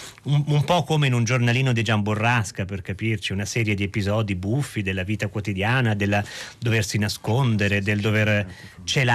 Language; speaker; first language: Italian; native; Italian